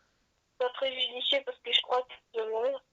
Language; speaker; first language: French; native; French